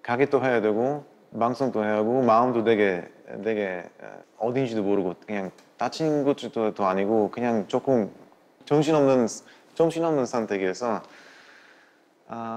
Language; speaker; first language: Korean; non-native, learner; Bulgarian